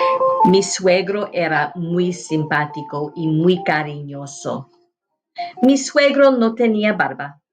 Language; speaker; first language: Spanish; non-native, fluent; English